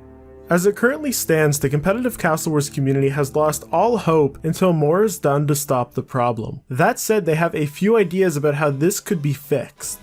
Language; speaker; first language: English; native; English